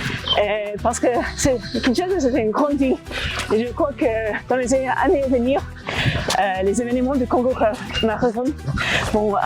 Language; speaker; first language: French; non-native, fluent; English